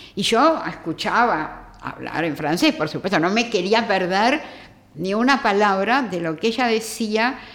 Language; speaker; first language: Spanish; native; Spanish